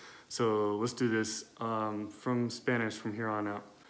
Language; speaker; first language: English; native; English